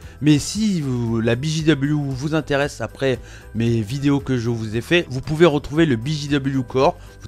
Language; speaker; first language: French; native; French